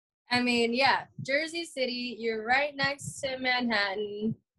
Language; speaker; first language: English; early bilingual, other home language; Spanish